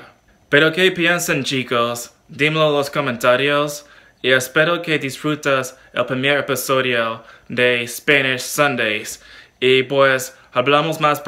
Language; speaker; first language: Spanish; non-native, learner; English